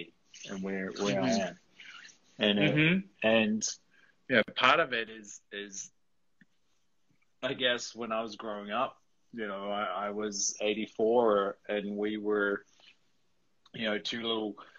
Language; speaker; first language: English; native; English